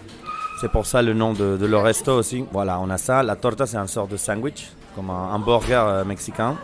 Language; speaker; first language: French; non-native, fluent; Spanish